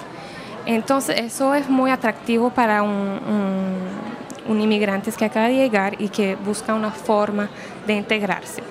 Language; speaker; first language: Spanish; non-native, fluent; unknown